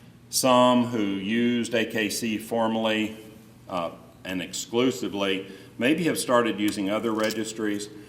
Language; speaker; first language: English; native; English